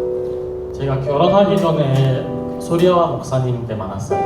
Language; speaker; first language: Korean; non-native, fluent; Indonesian